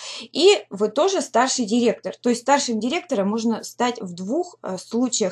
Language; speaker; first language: Russian; native; Russian